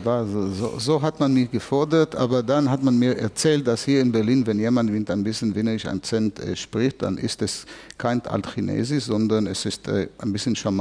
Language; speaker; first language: German; non-native, fluent; Hebrew